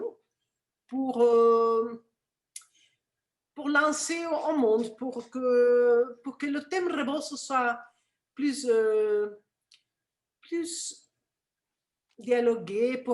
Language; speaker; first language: French; non-native, fluent; Spanish